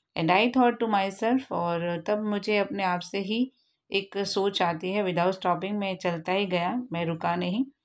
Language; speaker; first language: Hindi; non-native, local second language; Gujarati